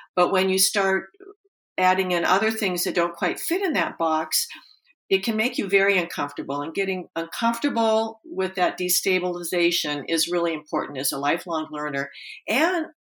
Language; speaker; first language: English; native; English